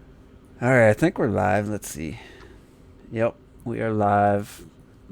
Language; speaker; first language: English; native; English